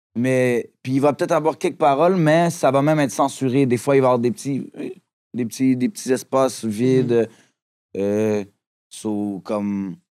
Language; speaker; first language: French; native; French